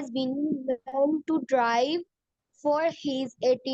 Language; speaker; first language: English; non-native, learner; Urdu